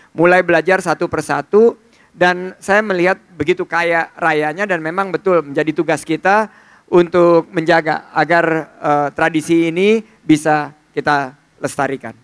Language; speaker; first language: Indonesian; native; Indonesian